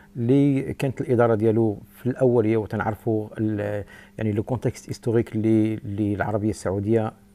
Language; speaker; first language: Arabic; native; Arabic